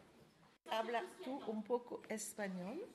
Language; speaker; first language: Spanish; non-native, learner; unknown